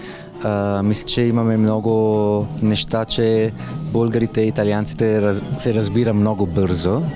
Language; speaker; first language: Bulgarian; non-native, fluent; Italian